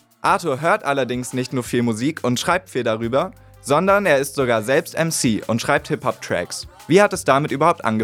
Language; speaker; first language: German; native; German